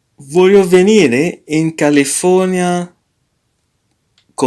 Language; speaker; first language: Italian; non-native, learner; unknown